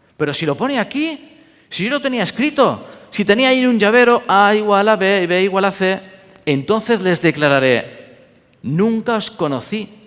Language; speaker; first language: Spanish; native; Spanish